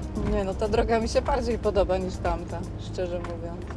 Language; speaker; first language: Polish; native; Polish